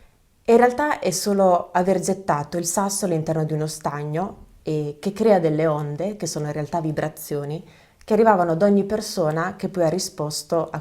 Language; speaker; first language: Italian; native; Italian